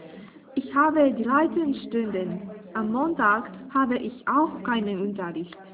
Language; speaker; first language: German; non-native, learner; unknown